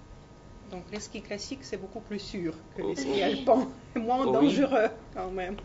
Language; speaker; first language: French; non-native, fluent; Russian